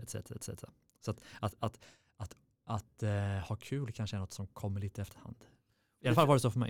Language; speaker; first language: Swedish; native; Swedish